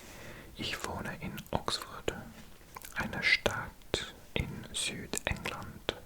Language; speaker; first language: German; non-native, learner; English